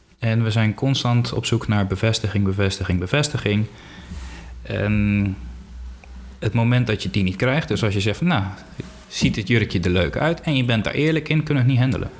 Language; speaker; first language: Dutch; early bilingual, other home language; Papiamento